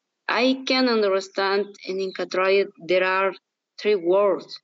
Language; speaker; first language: English; non-native, learner; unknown